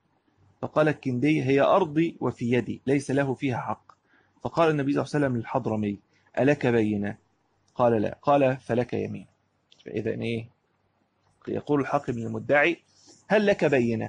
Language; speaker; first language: Arabic; native; Arabic